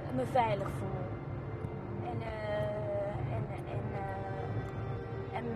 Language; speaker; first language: Dutch; early bilingual, other home language; Korean